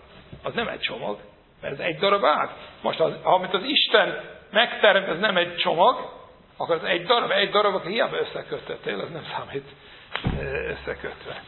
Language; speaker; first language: Hungarian; non-native, fluent; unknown